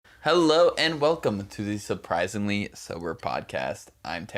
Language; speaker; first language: English; native; English